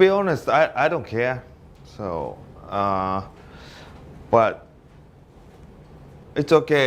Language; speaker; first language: English; non-native, learner; Japanese